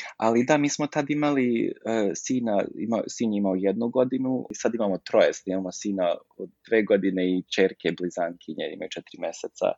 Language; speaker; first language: Serbian; early bilingual, heritage; Serbian